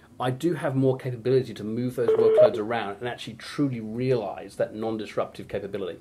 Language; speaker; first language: English; native; English